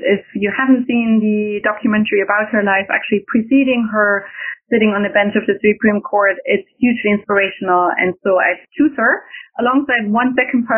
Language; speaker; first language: English; non-native, fluent; German